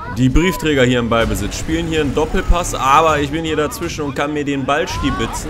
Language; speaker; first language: German; native; German